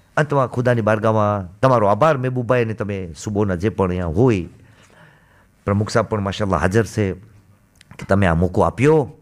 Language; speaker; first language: Gujarati; early bilingual, heritage; Gujarati